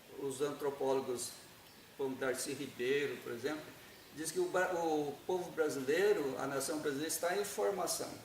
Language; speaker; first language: Portuguese; native; Portuguese